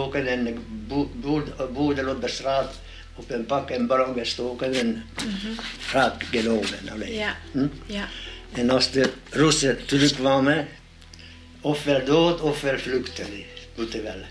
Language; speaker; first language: Dutch; non-native, learner; Hungarian